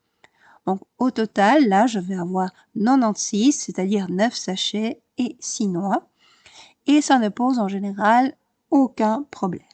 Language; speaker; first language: French; native; French